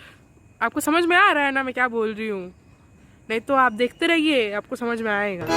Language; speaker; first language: Hindi; non-native, local second language; Bangla